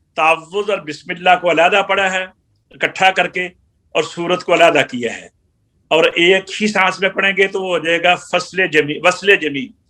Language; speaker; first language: Urdu; non-native, local second language; Punjabi